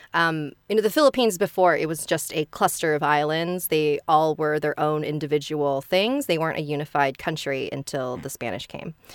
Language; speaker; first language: English; early bilingual, other home language; Filipino